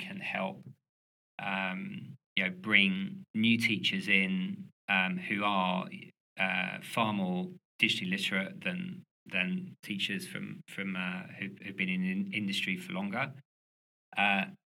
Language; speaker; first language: English; native; English